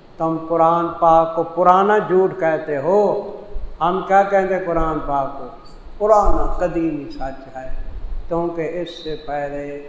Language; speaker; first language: Urdu; non-native, local second language; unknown